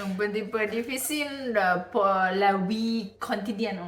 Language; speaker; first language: French; non-native, learner; Thai